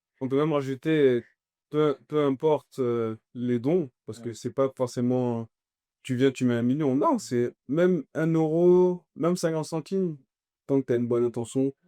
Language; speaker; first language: French; early bilingual, other home language; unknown